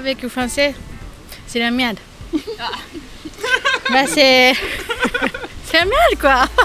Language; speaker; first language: French; non-native, learner; Japanese